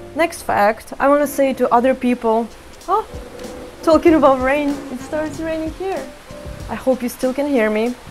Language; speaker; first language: English; non-native, fluent; Ukrainian